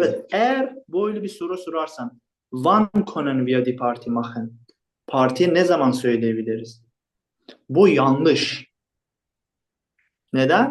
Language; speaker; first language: Turkish; non-native, fluent; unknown